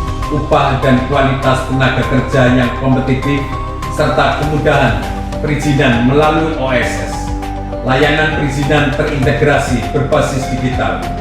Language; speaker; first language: Indonesian; native; Indonesian